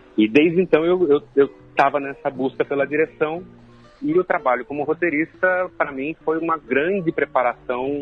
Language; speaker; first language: Portuguese; native; Portuguese